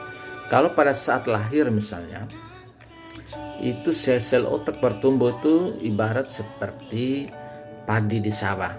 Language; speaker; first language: Indonesian; native; Indonesian